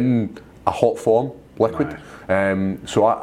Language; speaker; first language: English; native; English